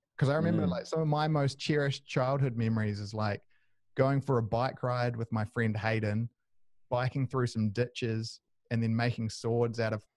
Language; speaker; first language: English; native; English